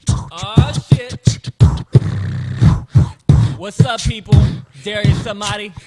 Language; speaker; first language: English; early bilingual, other home language; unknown